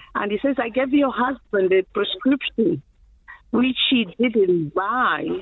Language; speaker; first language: English; non-native, local second language; Shona